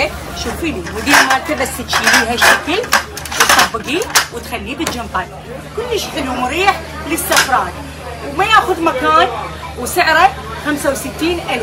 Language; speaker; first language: Arabic; native; Arabic